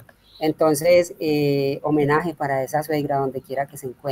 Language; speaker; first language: Spanish; native; Spanish